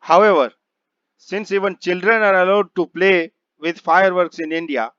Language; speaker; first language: English; non-native, local second language; Gujarati